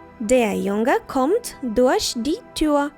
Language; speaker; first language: German; non-native, fluent; Ukrainian